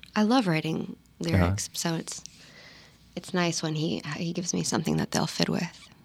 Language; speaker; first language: English; native; English